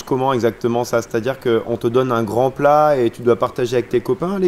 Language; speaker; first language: French; native; French